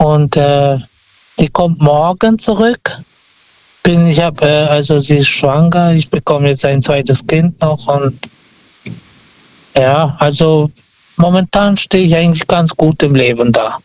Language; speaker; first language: German; non-native, fluent; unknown